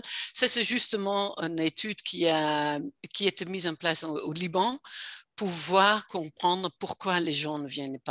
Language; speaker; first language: French; non-native, fluent; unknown